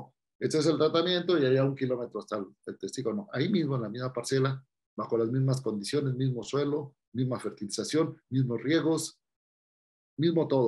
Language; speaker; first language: Spanish; native; Spanish